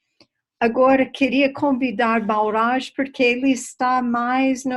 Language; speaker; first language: Portuguese; non-native, fluent; English